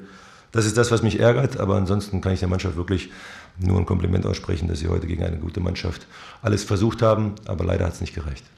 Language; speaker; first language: German; native; German